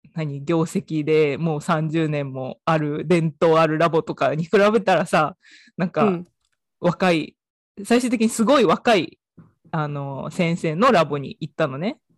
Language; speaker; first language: Japanese; native; Japanese